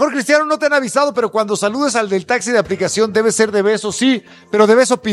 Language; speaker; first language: Spanish; native; Spanish